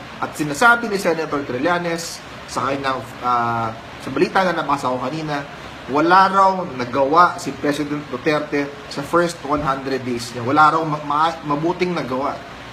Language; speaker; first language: Filipino; native; Filipino